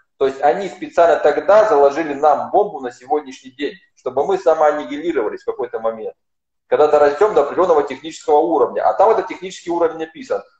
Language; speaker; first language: Russian; non-native, local second language; Ossetic